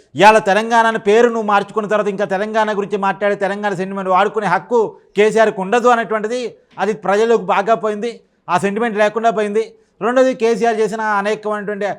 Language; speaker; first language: Telugu; native; Telugu